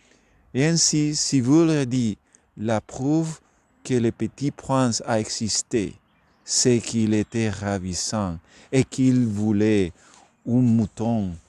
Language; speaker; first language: French; non-native, learner; Spanish